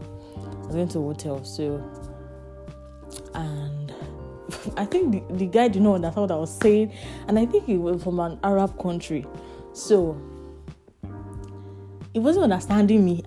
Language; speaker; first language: English; non-native, local second language; Yoruba